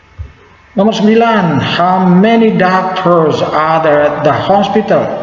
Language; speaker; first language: English; non-native, learner; Indonesian